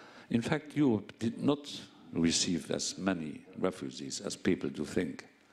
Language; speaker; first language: English; non-native, fluent; Luxembourgish